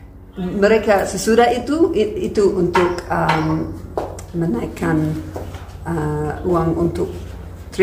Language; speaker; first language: Indonesian; non-native, fluent; English